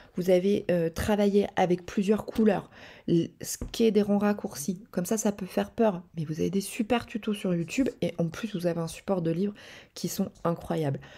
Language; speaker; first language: French; native; French